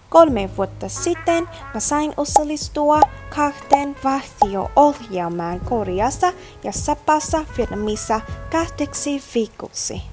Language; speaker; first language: Finnish; non-native, learner; Vietnamese